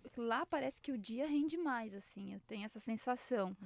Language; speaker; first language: Portuguese; native; Portuguese